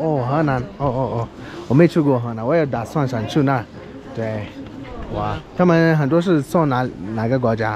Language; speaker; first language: Chinese; non-native, fluent; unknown